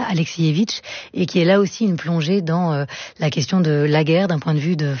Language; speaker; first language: French; native; French